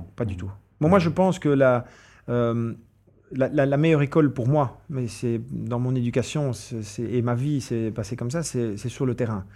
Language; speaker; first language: French; non-native, fluent; English